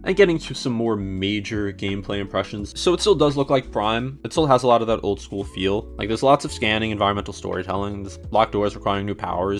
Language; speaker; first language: English; native; English